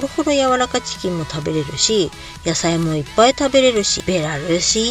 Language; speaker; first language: Japanese; native; Japanese